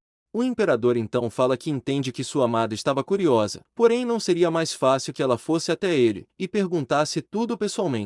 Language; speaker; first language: Portuguese; native; Portuguese